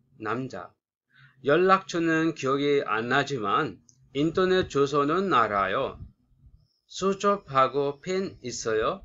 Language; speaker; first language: Korean; non-native, fluent; Sinhala